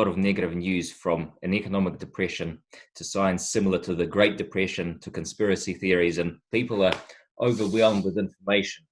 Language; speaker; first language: English; non-native, fluent; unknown